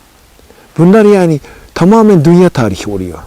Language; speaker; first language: Turkish; non-native, fluent; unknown